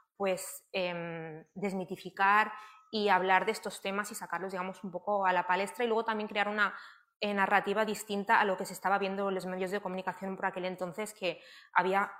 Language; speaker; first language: Spanish; native; Spanish